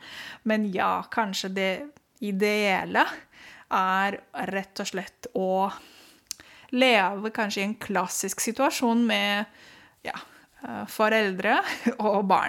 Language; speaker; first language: Norwegian; non-native, fluent; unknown